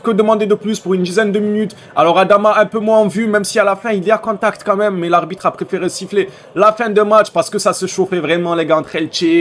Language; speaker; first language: French; native; French